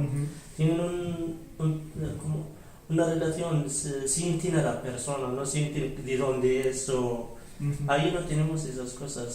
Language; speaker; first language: Spanish; non-native, learner; Arabic